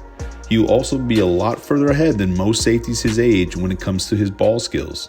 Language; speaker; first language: English; native; English